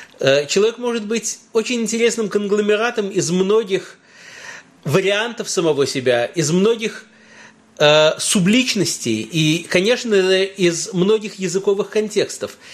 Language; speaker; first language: Russian; early bilingual, heritage; Russian